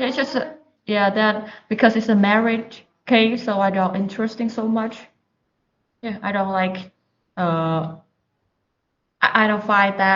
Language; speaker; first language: English; non-native, learner; Vietnamese